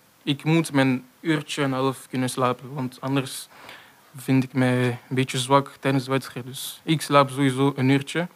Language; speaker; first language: Dutch; non-native, local second language; French